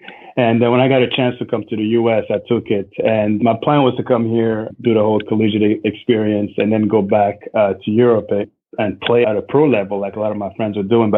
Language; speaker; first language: English; non-native, local second language; Kinyarwanda